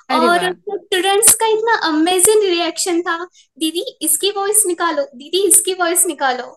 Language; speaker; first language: Hindi; non-native, local second language; Marathi